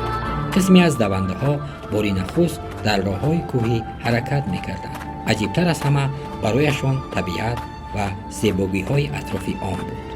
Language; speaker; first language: Persian; native; Persian